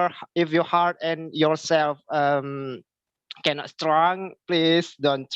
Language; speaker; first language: English; non-native, learner; Indonesian